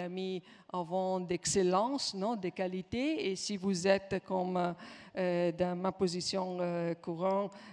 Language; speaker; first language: French; non-native, fluent; Italian